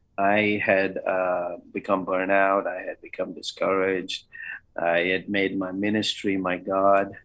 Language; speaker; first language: English; non-native, local second language; Kannada